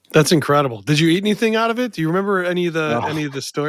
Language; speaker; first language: English; native; English